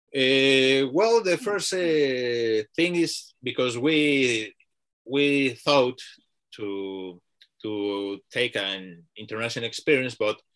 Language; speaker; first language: English; non-native, learner; Spanish